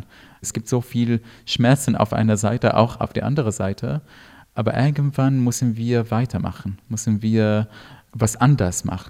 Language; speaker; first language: German; non-native, fluent; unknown